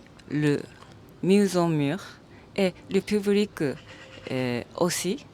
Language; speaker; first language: French; non-native, learner; Japanese